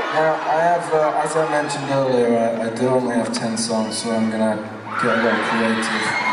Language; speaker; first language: English; native; English